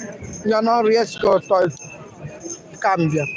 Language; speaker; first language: Italian; non-native, learner; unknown